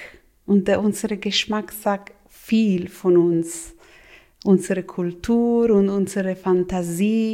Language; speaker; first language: German; non-native, local second language; Italian